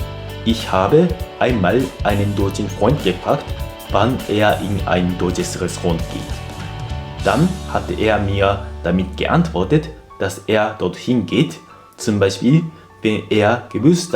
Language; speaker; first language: German; non-native, fluent; Japanese